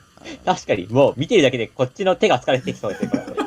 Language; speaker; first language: Japanese; native; Japanese